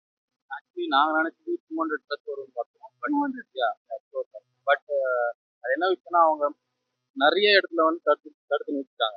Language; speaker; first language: Tamil; non-native, local second language; Telugu